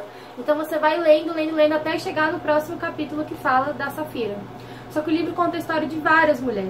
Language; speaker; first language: Portuguese; native; Portuguese